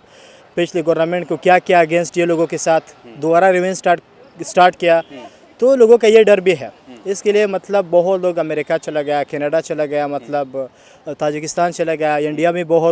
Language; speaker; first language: Hindi; non-native, fluent; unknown